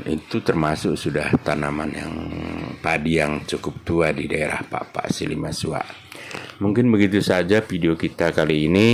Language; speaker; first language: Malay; non-native, local second language; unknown